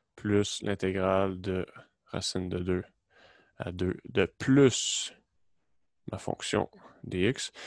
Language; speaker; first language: French; native; French